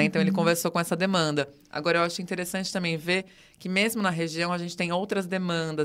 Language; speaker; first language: Portuguese; native; Portuguese